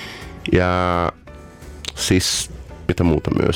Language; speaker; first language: Finnish; non-native, learner; Portuguese